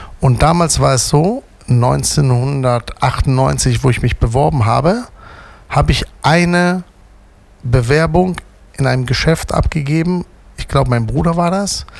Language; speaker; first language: German; native; German